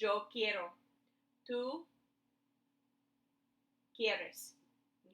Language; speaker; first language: Spanish; non-native, fluent; English